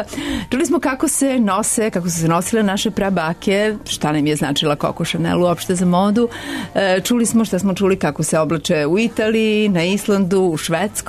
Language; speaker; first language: Serbian; native; Serbian